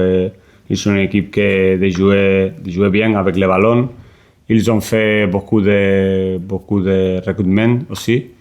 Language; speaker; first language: French; non-native, learner; Spanish